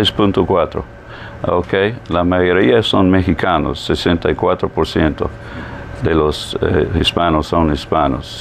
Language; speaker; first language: Spanish; non-native, fluent; English